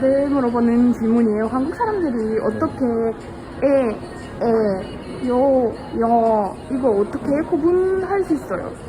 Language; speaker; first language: Korean; non-native, learner; Russian